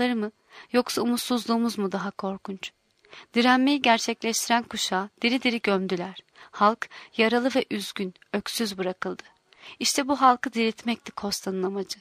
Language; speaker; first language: Turkish; native; Turkish